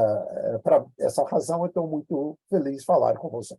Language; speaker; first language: Portuguese; non-native, fluent; English